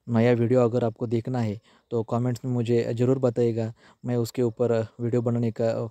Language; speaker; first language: Hindi; native; Hindi